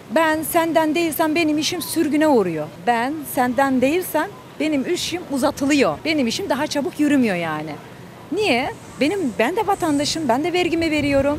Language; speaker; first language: Turkish; native; Turkish